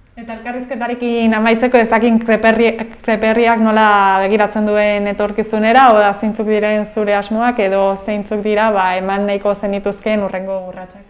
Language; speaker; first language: Basque; native; Basque